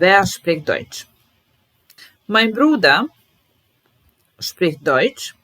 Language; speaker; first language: German; non-native, fluent; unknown